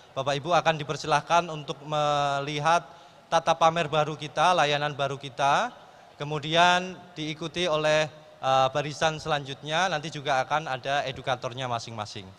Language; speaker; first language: Indonesian; native; Indonesian